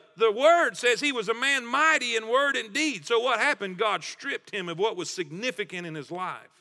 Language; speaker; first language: English; native; English